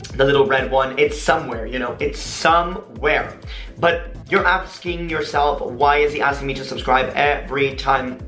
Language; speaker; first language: English; native; English